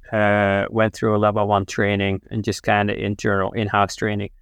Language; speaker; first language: English; non-native, fluent; Dutch